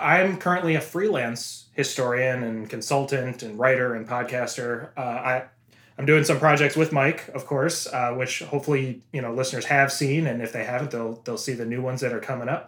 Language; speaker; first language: English; native; English